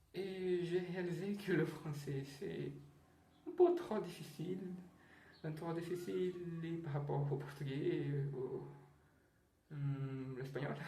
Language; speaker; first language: French; non-native, learner; Portuguese